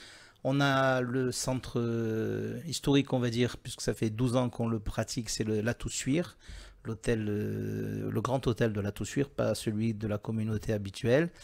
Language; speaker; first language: French; native; French